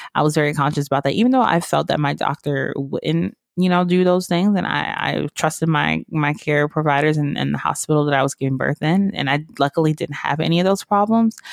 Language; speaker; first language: English; native; English